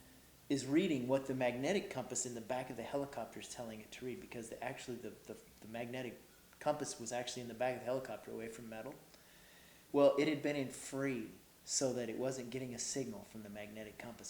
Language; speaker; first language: English; native; English